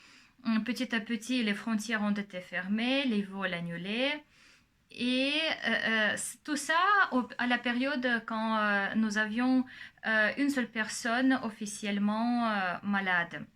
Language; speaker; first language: French; non-native, fluent; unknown